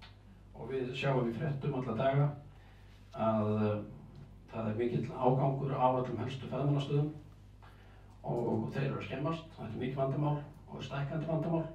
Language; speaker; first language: Icelandic; native; Icelandic